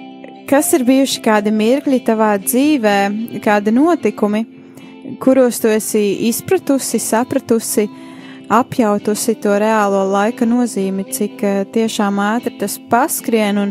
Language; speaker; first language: Latvian; native; Latvian